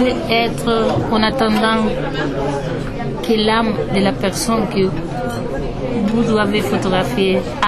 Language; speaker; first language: French; non-native, learner; Spanish